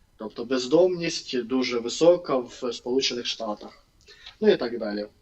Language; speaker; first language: Ukrainian; non-native, local second language; Russian